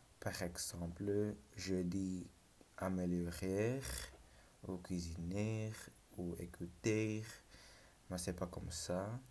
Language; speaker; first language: French; non-native, learner; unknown